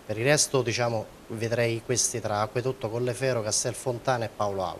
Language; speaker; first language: Italian; native; Italian